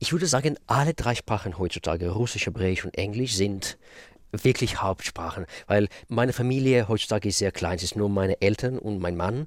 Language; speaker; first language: German; non-native, fluent; Russian